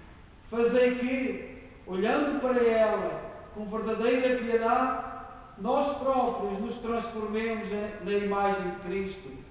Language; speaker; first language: Portuguese; native; Portuguese